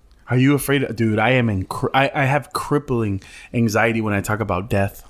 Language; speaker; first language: English; early bilingual, other home language; Spanish